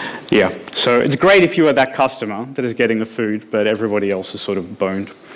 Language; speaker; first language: English; native; English